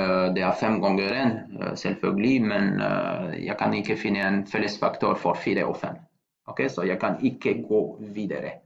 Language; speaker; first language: Norwegian; non-native, fluent; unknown